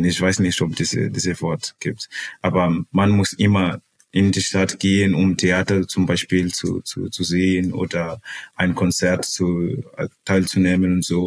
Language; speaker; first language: German; non-native, fluent; Portuguese